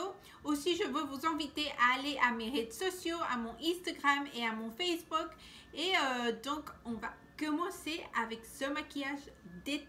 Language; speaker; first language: French; non-native, learner; Spanish